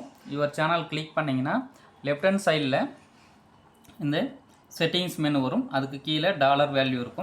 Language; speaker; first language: Tamil; native; Tamil